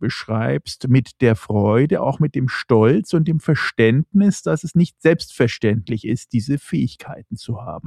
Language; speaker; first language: German; native; German